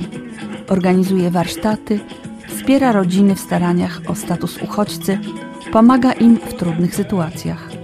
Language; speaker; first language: Polish; native; Polish